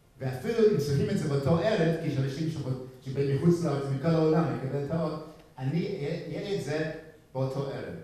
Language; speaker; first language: Hebrew; non-native, fluent; English